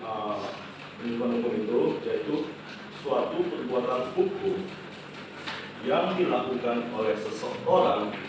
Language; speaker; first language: Indonesian; native; Indonesian